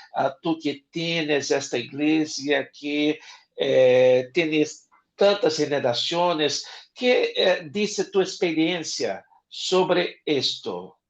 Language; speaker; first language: Spanish; non-native, fluent; Portuguese